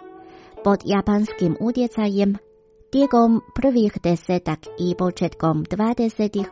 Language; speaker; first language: Croatian; non-native, fluent; Chinese